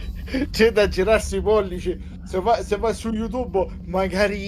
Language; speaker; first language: Italian; native; Italian